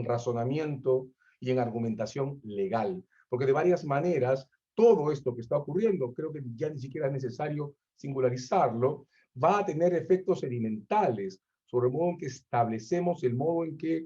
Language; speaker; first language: Spanish; native; Spanish